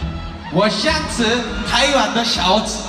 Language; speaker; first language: Chinese; non-native, learner; Korean